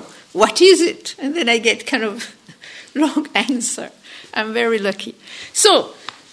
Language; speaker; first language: English; non-native, fluent; French